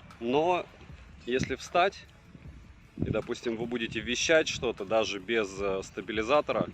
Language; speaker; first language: Russian; native; Russian